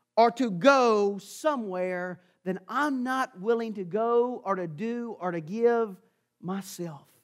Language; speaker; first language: English; native; English